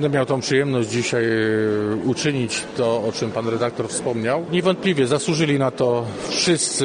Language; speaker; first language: Polish; native; Polish